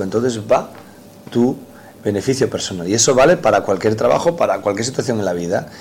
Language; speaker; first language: Catalan; non-native, local second language; Spanish